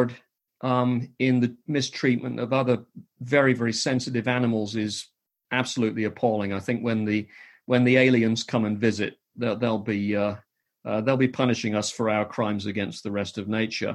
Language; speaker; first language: English; native; English